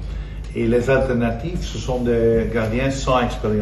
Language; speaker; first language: French; non-native, fluent; Dutch